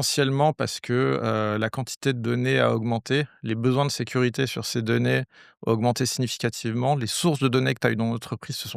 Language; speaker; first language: French; native; French